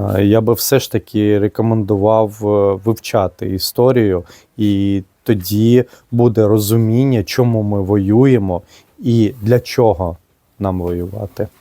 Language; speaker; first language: Ukrainian; non-native, local second language; Russian